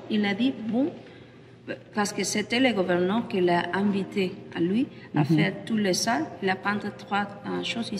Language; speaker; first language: French; non-native, learner; Spanish